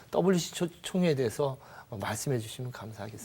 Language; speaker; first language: Korean; native; Korean